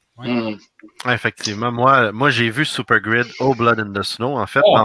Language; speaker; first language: French; native; French